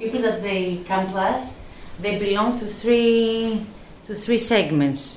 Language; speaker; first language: English; non-native, fluent; Greek